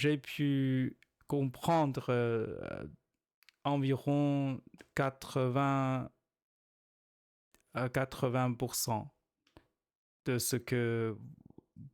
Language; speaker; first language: French; non-native, learner; Chinese